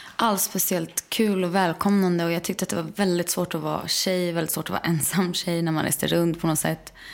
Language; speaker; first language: Swedish; native; Swedish